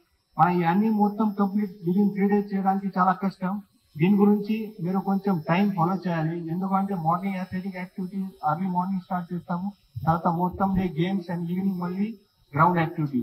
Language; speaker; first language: Telugu; non-native, fluent; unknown